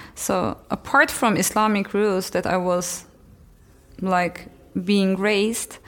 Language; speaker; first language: English; non-native, fluent; Turkish